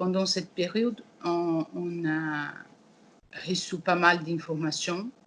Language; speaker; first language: French; non-native, learner; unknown